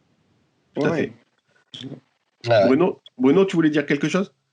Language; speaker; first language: French; native; French